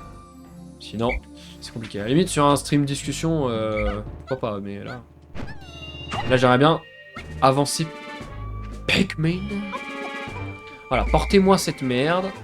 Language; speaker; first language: French; native; French